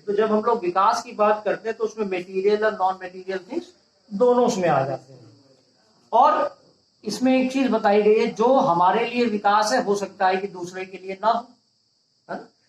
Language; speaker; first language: Hindi; native; Hindi